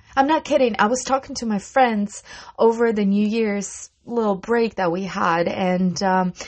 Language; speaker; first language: English; non-native, fluent; Russian